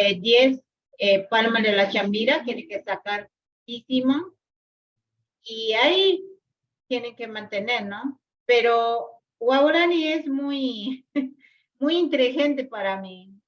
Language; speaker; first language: Spanish; non-native, local second language; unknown